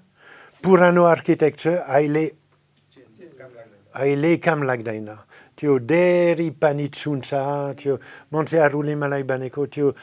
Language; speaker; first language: Nepali; non-native, fluent; French